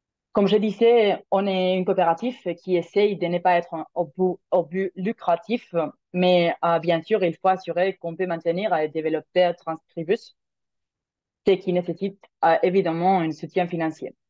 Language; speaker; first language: French; non-native, fluent; Spanish